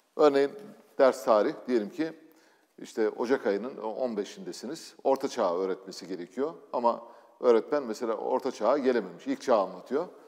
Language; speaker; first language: Turkish; native; Turkish